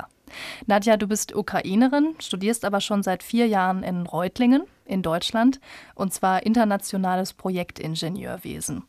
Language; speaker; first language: German; native; German